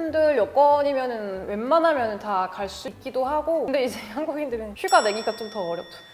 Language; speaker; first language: Korean; early bilingual, other home language; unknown